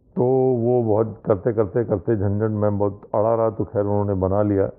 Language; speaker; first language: Hindi; native; Hindi